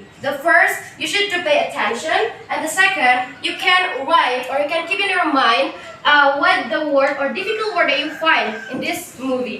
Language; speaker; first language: English; non-native, learner; Indonesian